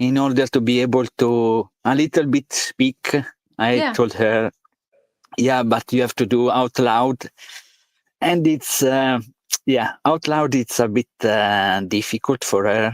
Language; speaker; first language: English; non-native, learner; Italian